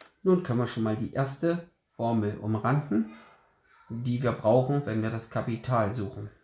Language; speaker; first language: German; native; German